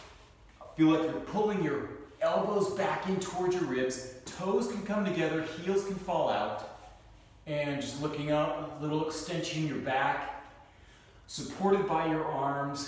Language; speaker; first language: English; native; English